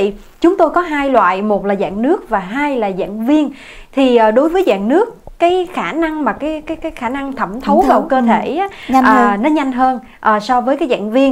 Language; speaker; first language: Vietnamese; native; Vietnamese